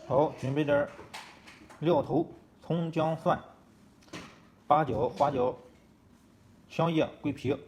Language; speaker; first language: Chinese; native; Chinese